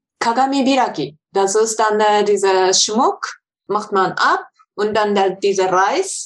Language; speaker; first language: German; non-native, fluent; Japanese